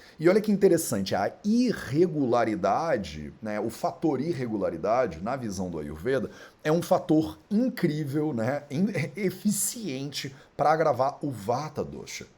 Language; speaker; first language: Portuguese; native; Portuguese